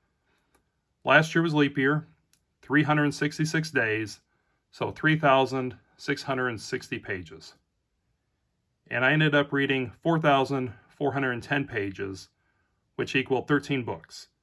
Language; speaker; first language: English; native; English